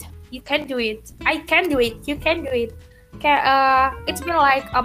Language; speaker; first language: English; non-native, learner; Indonesian